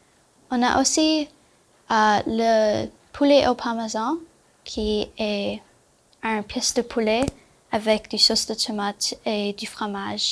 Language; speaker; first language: French; non-native, learner; Spanish